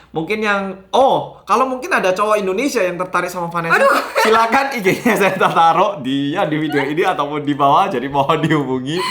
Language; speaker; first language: Indonesian; native; Indonesian